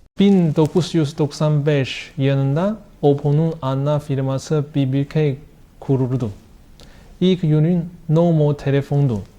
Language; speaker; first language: Turkish; non-native, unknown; Chinese